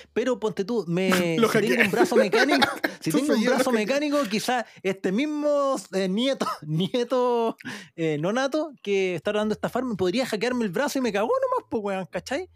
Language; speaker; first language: Spanish; native; Spanish